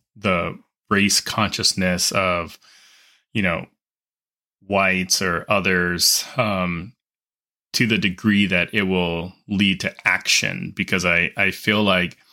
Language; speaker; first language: English; native; English